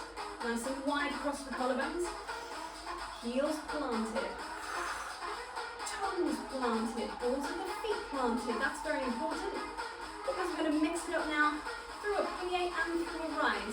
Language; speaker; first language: English; native; English